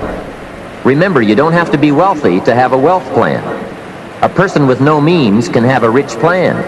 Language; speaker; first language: English; native; English